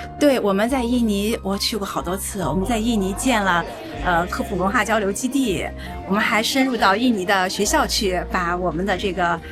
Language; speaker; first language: Chinese; native; Chinese